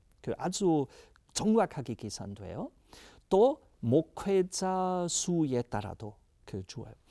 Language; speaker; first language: Korean; non-native, fluent; German